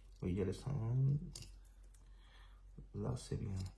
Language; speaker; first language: French; non-native, learner; Spanish